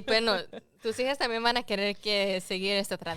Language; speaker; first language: Spanish; early bilingual, heritage; Spanish